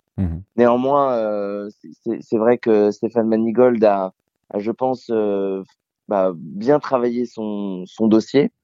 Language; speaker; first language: French; native; French